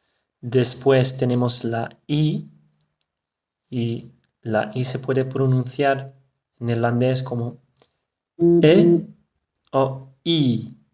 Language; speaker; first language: Spanish; non-native, fluent; Dutch